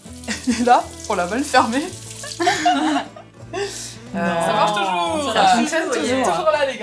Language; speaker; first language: French; native; French